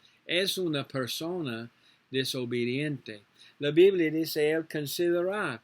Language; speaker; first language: Spanish; non-native, learner; English